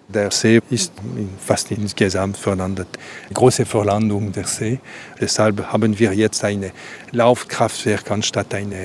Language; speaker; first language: German; non-native, local second language; French